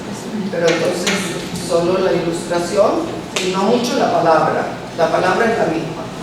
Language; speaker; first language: Spanish; early bilingual, heritage; Spanish